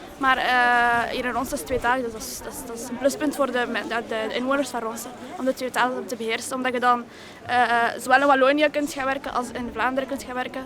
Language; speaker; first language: Dutch; early bilingual, other home language; Arabic